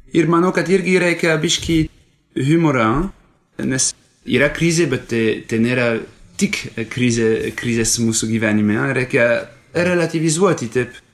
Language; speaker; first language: Lithuanian; non-native, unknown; French